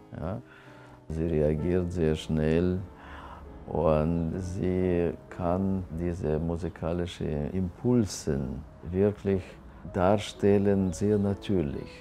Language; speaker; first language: German; non-native, fluent; Russian